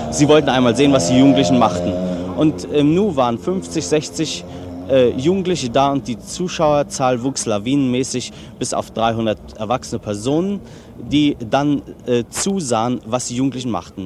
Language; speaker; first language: German; native; German